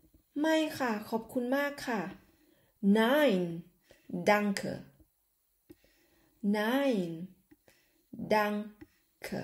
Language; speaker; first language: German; non-native, fluent; Thai